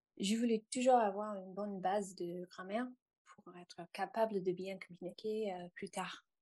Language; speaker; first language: French; non-native, fluent; English